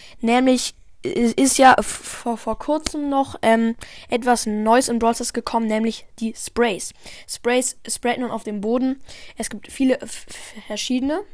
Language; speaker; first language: German; native; German